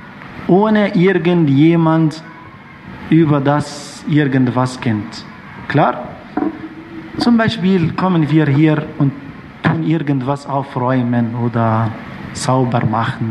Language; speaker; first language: German; non-native, fluent; Arabic